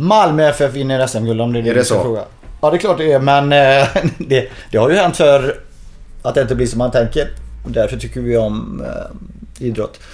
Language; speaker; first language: Swedish; native; Swedish